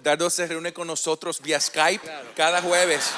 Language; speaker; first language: Spanish; early bilingual, heritage; Spanish